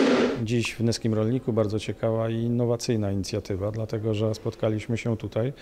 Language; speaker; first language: Polish; native; Polish